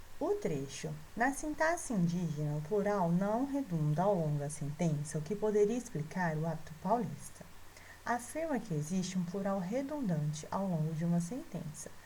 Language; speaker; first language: Portuguese; native; Portuguese